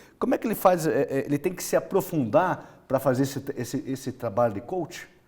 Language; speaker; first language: Portuguese; native; Portuguese